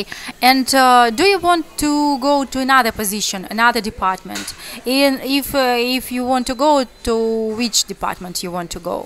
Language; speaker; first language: English; non-native, learner; Russian